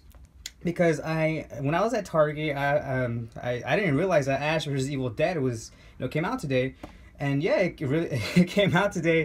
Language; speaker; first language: English; native; English